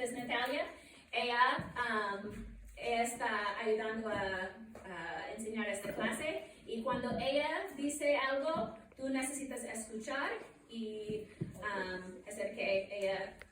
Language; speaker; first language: Spanish; non-native, learner; English